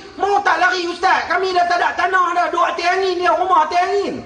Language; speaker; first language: Malay; native; Malay